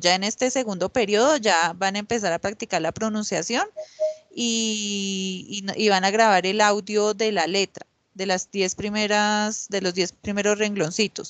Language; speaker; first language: Spanish; native; Spanish